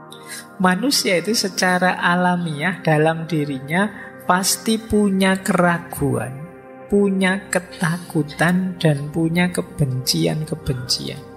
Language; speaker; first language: Indonesian; native; Indonesian